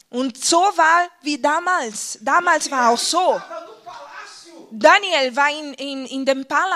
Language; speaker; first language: German; non-native, fluent; Portuguese